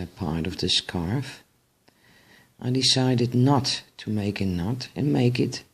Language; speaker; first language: English; non-native, fluent; Dutch